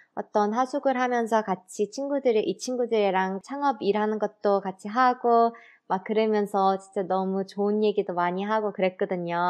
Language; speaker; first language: Korean; early bilingual, heritage; Korean